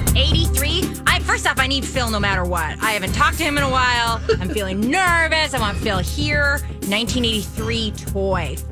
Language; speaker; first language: English; native; English